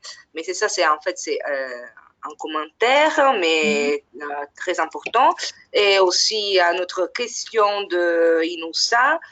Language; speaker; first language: French; non-native, fluent; Italian